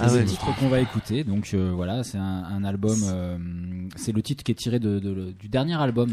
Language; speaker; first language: French; native; French